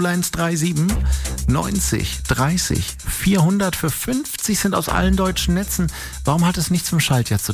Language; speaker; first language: German; native; German